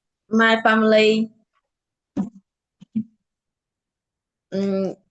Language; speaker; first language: English; non-native, learner; Vietnamese